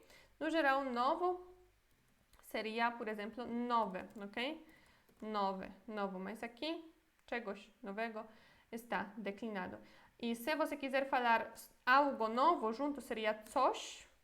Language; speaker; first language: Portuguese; non-native, fluent; Polish